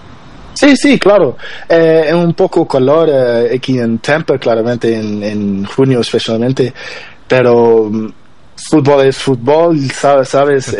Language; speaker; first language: Spanish; non-native, learner; Portuguese